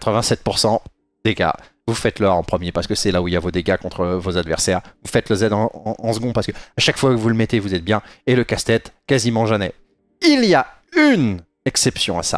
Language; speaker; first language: French; native; French